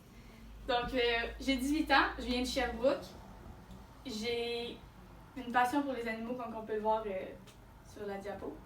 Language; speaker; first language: French; native; French